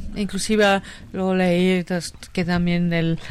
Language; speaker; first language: Spanish; non-native, fluent; German